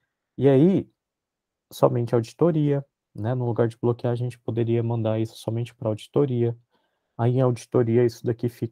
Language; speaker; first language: Portuguese; native; Portuguese